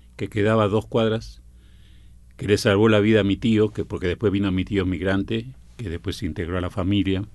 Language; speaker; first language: Spanish; native; Spanish